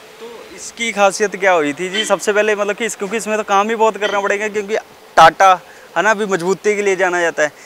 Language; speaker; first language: Hindi; non-native, local second language; Punjabi